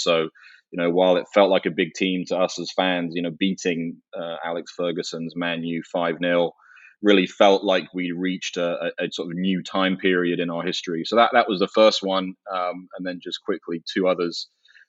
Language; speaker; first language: English; native; English